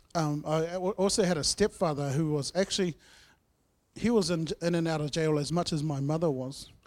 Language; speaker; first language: English; native; English